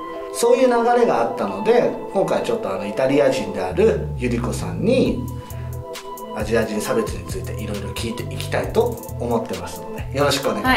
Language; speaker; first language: Japanese; native; Japanese